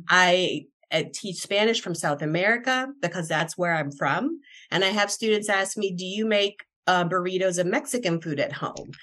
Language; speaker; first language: English; non-native, fluent; Spanish